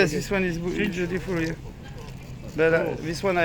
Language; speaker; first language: English; non-native, learner; French